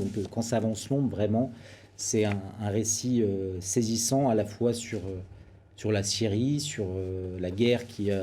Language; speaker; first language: French; native; French